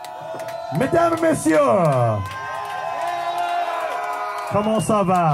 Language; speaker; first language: French; non-native, learner; English